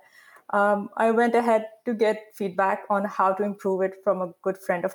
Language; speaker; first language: English; non-native, local second language; Urdu